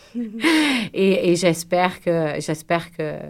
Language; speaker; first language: French; native; French